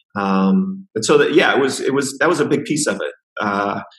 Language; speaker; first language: English; native; English